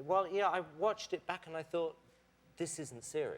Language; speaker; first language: English; native; English